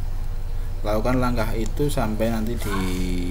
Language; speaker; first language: Indonesian; native; Indonesian